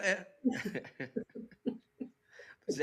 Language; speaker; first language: Dutch; non-native, local second language; Papiamento